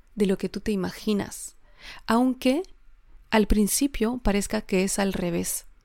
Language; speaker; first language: Spanish; non-native, fluent; French